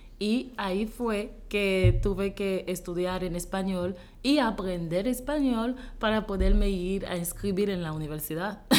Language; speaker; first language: Spanish; non-native, fluent; Haitian Creole